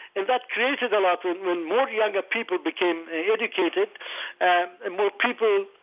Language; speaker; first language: English; non-native, fluent; Persian